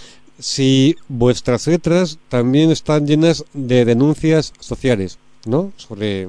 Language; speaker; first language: Spanish; native; Spanish